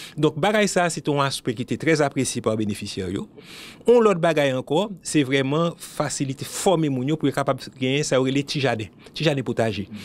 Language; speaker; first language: French; non-native, local second language; Haitian Creole